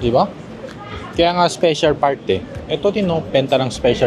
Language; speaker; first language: Filipino; non-native, learner; Korean